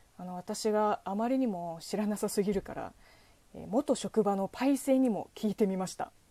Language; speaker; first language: Japanese; non-native, fluent; Chinese